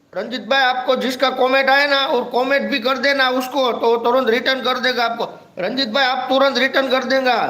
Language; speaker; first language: Hindi; non-native, local second language; Gujarati